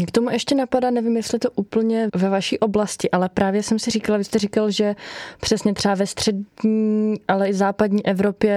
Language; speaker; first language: Czech; native; Czech